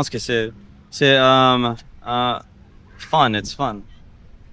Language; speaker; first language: French; non-native, learner; English